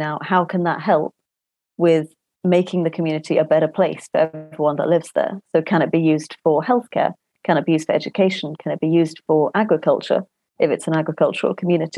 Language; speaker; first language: English; native; English